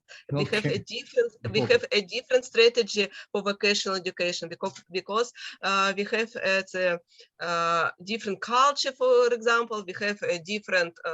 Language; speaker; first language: English; non-native, learner; Russian